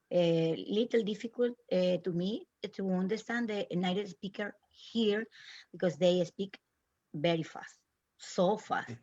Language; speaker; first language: English; non-native, learner; Spanish